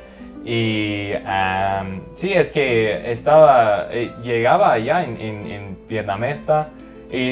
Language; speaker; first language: Spanish; non-native, fluent; English